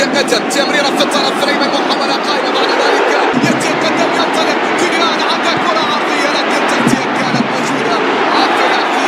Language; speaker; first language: Arabic; native; Arabic